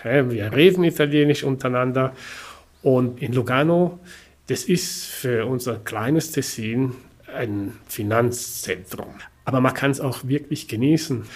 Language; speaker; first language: German; non-native, local second language; Italian